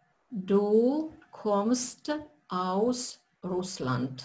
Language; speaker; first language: German; non-native, fluent; Russian